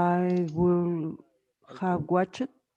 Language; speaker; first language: English; non-native, learner; Spanish